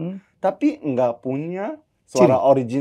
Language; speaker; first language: Indonesian; early bilingual, heritage; German